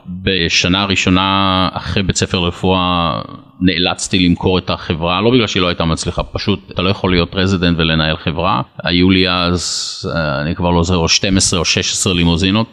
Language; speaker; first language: Hebrew; native; Hebrew